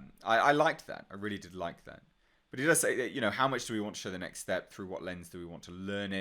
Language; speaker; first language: English; native; English